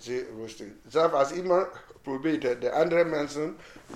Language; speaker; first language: Dutch; non-native, learner; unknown